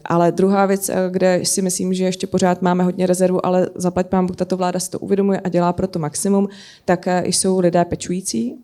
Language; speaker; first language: Czech; native; Czech